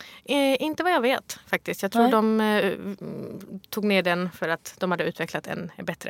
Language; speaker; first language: Swedish; early bilingual, other home language; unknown